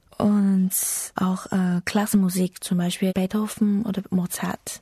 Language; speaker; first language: German; non-native, learner; Chinese